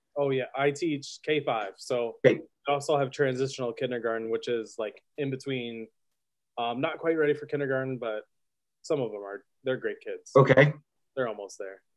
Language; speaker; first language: English; native; English